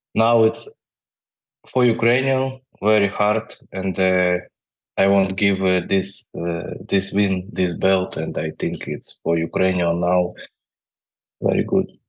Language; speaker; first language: English; non-native, learner; Ukrainian